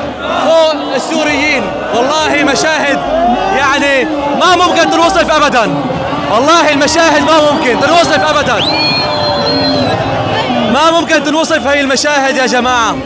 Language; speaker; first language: Arabic; native; Arabic